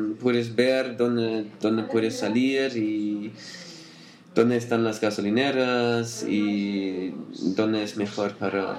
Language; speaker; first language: Spanish; non-native, learner; German